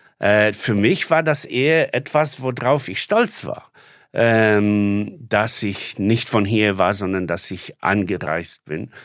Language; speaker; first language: German; non-native, fluent; Polish